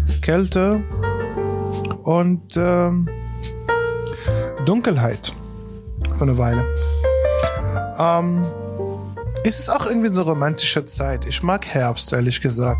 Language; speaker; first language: German; non-native, fluent; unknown